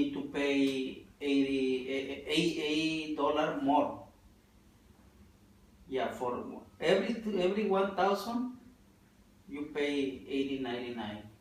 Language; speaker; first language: English; non-native, learner; Spanish